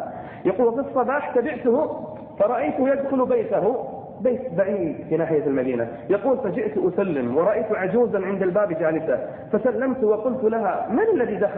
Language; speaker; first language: Arabic; native; Arabic